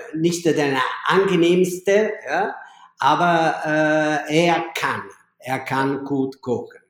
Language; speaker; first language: German; non-native, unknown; Italian